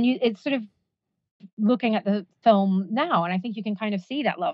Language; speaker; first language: English; native; English